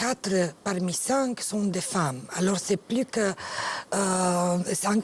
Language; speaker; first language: French; non-native, fluent; Romanian